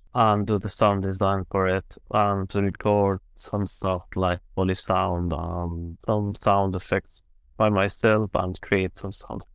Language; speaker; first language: English; non-native, fluent; Arabic